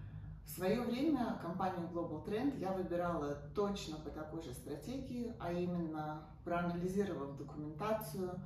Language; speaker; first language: Russian; native; Russian